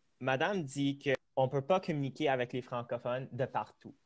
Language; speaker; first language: French; non-native, local second language; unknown